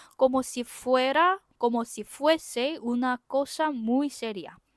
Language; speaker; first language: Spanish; non-native, fluent; Korean